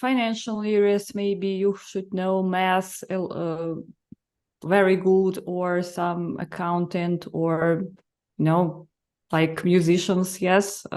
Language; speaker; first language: English; non-native, fluent; Russian